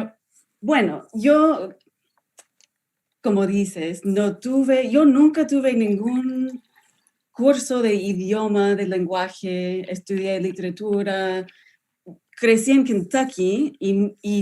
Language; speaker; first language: Spanish; non-native, fluent; English